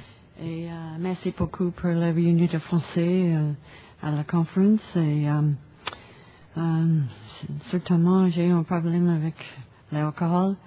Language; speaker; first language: French; non-native, learner; English